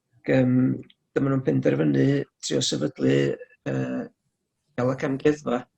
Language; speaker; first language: Welsh; native; Welsh